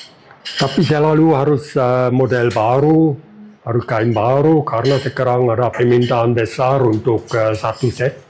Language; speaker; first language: Indonesian; non-native, learner; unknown